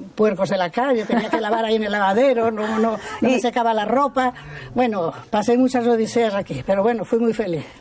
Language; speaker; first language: Spanish; native; Spanish